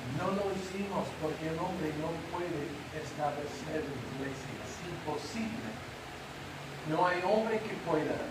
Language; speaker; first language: Spanish; non-native, fluent; English